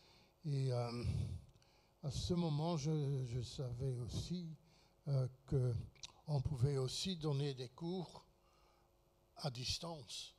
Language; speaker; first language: French; non-native, fluent; Dutch